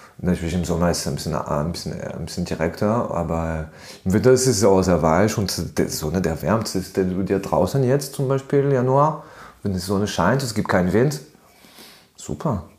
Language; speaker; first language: German; non-native, fluent; French